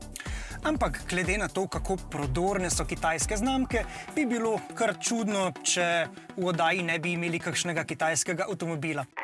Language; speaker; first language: Slovenian; native; Slovenian